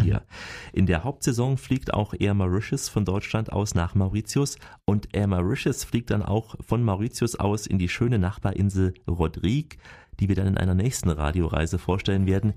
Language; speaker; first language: German; native; German